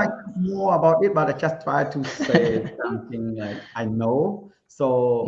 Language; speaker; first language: English; non-native, learner; Khmer